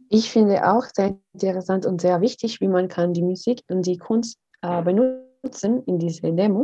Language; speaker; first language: German; non-native, learner; Spanish